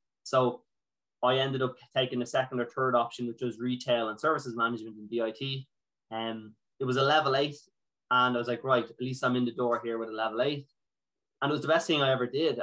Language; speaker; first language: English; native; English